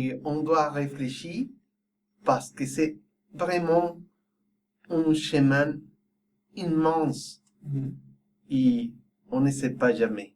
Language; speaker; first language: French; non-native, fluent; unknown